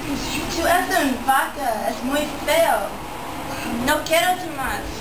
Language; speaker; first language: Spanish; non-native, learner; English